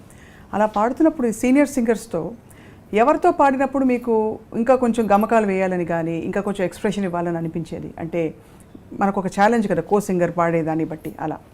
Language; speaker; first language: Telugu; native; Telugu